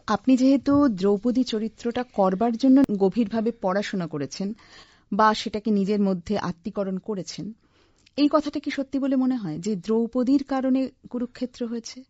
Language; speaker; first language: Bangla; native; Bangla